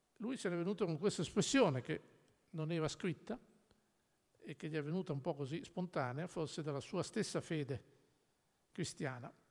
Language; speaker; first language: Italian; native; Italian